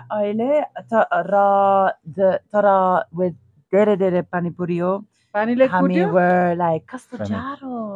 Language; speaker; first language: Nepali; non-native, learner; Dutch